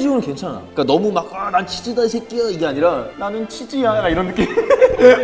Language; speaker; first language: Korean; native; Korean